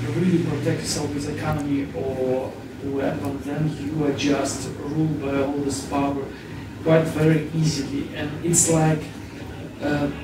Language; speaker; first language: English; non-native, fluent; Russian